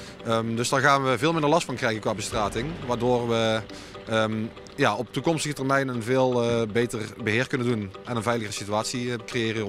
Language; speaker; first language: Dutch; native; Dutch